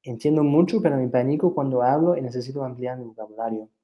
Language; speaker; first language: Spanish; non-native, fluent; English